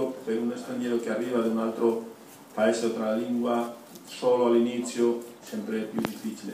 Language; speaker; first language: Italian; non-native, fluent; Spanish